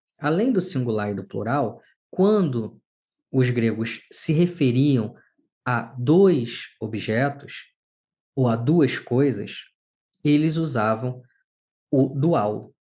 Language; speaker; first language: Portuguese; native; Portuguese